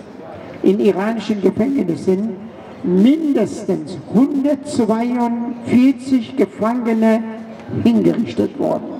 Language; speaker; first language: German; non-native, fluent; Persian